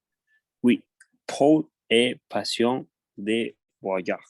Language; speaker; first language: French; non-native, learner; Spanish